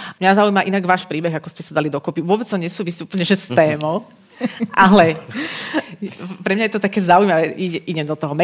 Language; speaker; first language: Slovak; native; Slovak